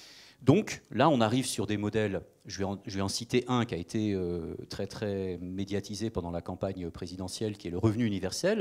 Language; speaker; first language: French; native; French